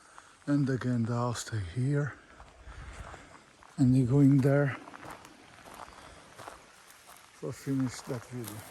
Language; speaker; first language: English; non-native, learner; Portuguese